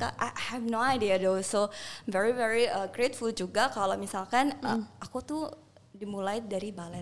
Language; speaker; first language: Indonesian; early bilingual, heritage; Indonesian